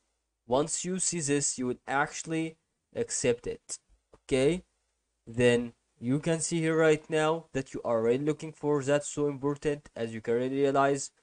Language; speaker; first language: English; non-native, learner; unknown